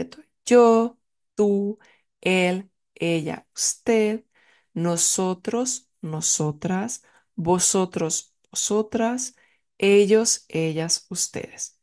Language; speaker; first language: Spanish; non-native, fluent; Czech